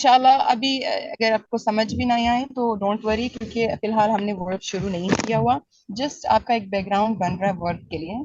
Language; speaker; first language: Urdu; native; Urdu